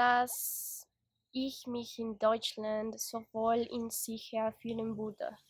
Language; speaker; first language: German; non-native, learner; Spanish